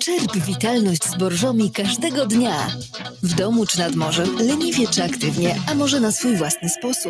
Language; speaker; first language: Polish; native; Polish